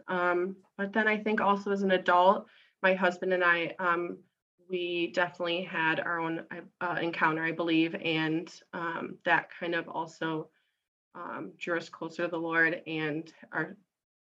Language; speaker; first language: English; native; English